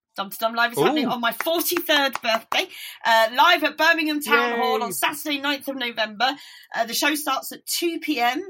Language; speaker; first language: English; native; English